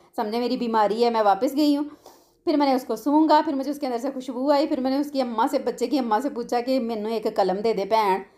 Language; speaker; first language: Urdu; non-native, local second language; Punjabi